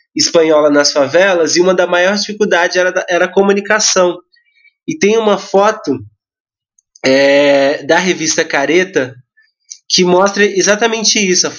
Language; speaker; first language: Portuguese; native; Portuguese